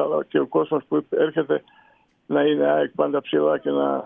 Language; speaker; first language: Greek; non-native, fluent; Serbian